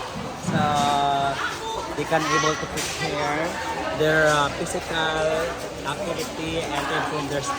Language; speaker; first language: English; non-native, local second language; Hiligaynon